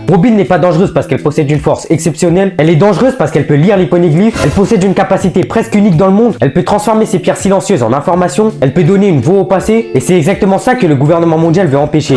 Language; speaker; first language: French; native; French